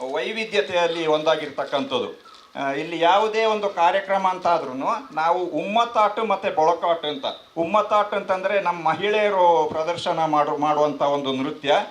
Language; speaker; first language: Kannada; non-native, local second language; Kodava